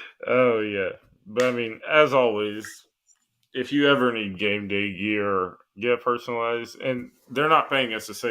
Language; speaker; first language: English; native; English